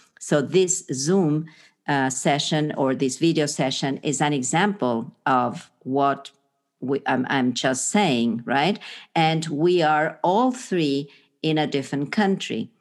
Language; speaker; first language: English; non-native, fluent; Spanish